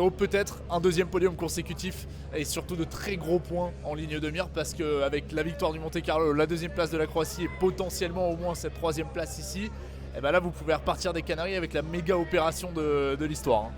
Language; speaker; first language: French; native; French